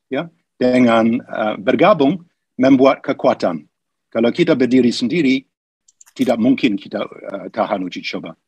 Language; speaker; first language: Indonesian; non-native, fluent; English